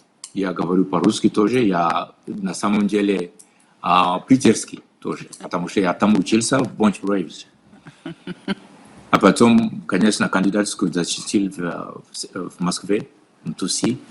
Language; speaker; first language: Russian; non-native, fluent; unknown